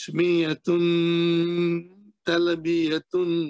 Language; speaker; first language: Arabic; non-native, fluent; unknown